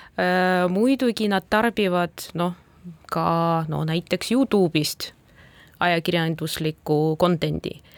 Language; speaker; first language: Estonian; non-native, local second language; Russian